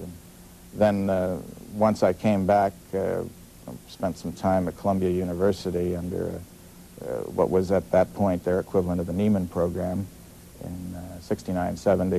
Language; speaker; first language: English; native; English